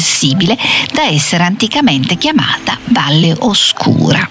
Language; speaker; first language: Italian; native; Italian